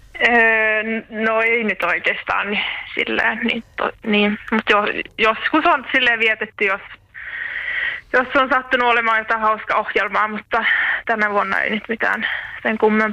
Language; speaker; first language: Finnish; native; Finnish